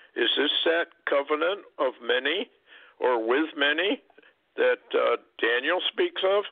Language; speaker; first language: English; native; English